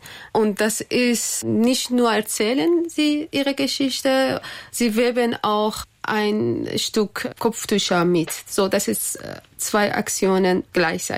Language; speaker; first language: German; non-native, learner; Persian